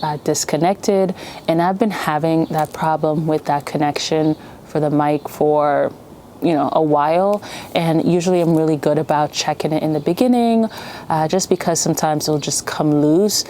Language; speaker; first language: English; native; English